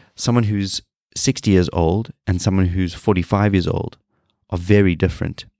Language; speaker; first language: English; native; English